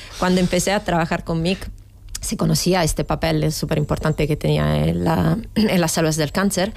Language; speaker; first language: Spanish; non-native, fluent; Italian